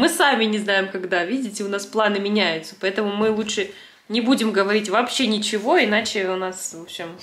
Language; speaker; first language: Russian; native; Russian